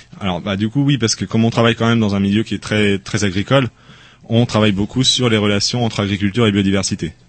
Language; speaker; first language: French; native; French